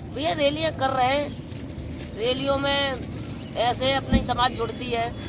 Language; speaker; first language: Hindi; native; Hindi